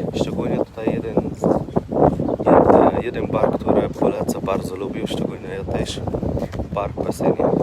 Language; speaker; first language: Polish; non-native, learner; Arabic